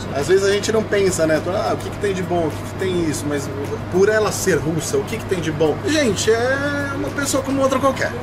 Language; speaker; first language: Portuguese; native; Portuguese